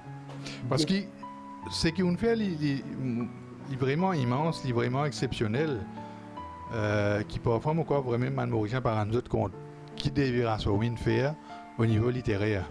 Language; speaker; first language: French; non-native, local second language; Morisyen